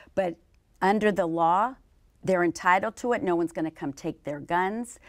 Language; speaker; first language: English; native; English